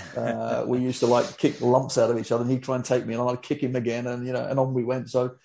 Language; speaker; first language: English; native; English